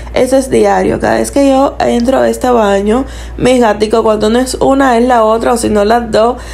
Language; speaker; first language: Spanish; native; Spanish